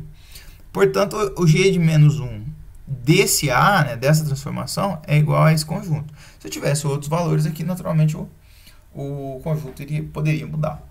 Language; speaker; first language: Portuguese; native; Portuguese